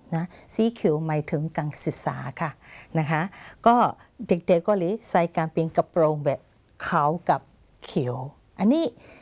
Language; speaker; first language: Thai; non-native, fluent; Burmese